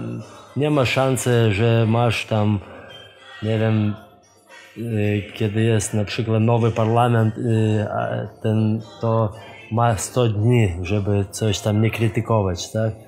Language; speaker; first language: Polish; non-native, fluent; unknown